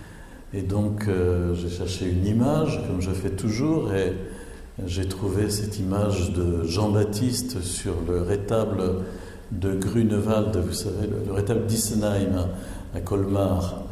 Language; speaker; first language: French; native; French